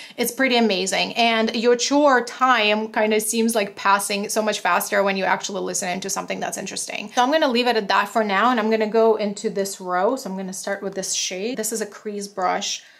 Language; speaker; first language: English; non-native, fluent; Russian